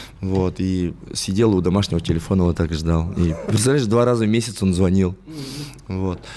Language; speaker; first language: Russian; non-native, local second language; Yakut